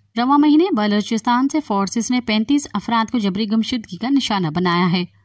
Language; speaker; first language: Urdu; non-native, local second language; Sindhi